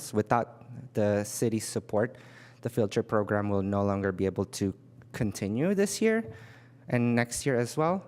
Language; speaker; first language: English; non-native, fluent; Indonesian